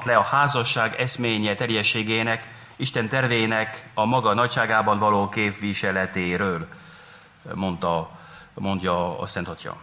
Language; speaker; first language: Hungarian; non-native, fluent; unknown